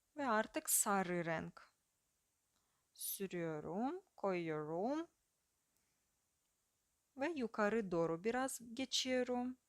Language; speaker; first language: Turkish; non-native, fluent; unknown